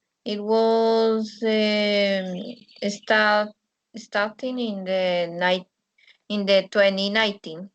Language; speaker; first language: English; non-native, learner; Spanish